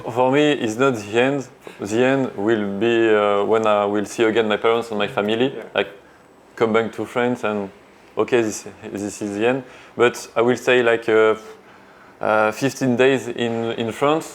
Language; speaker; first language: English; non-native, learner; French